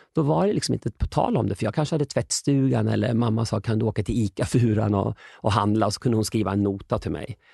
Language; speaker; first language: Swedish; native; Swedish